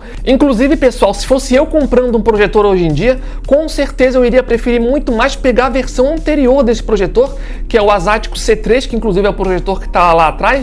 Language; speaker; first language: Portuguese; native; Portuguese